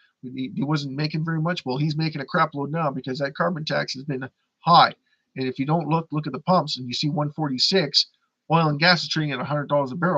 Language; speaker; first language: English; native; English